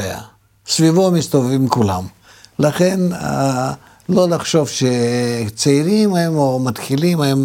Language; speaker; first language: Hebrew; non-native, fluent; Russian